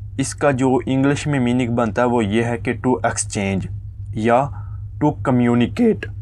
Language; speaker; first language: Urdu; native; Urdu